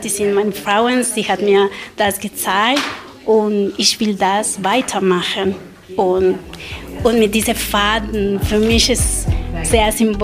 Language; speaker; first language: German; non-native, learner; Spanish